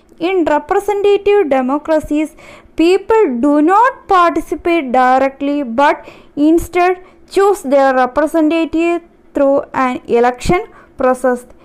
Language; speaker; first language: English; non-native, local second language; Malayalam